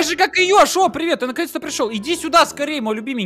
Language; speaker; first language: Russian; native; Russian